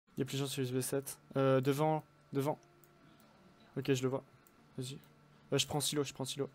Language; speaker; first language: French; native; French